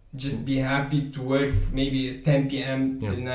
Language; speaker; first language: English; non-native, fluent; Arabic